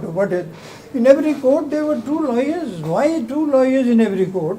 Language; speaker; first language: English; non-native, local second language; Urdu